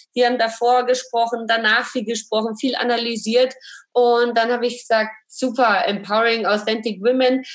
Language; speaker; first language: German; native; German